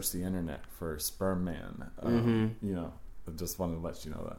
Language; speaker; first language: English; native; English